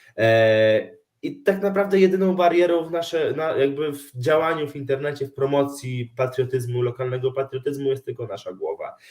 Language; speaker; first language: Polish; native; Polish